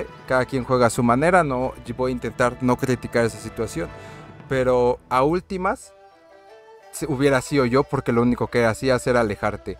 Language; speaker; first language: Spanish; native; Spanish